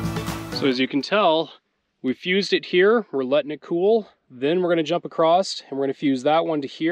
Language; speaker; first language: English; native; English